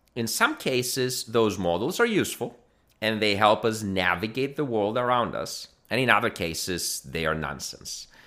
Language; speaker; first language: English; non-native, fluent; Greek